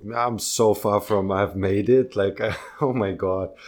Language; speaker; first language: English; non-native, fluent; German